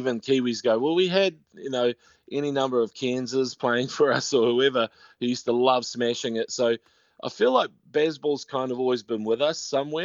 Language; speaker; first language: English; native; English